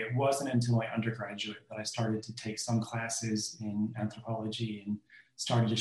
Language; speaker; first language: English; native; English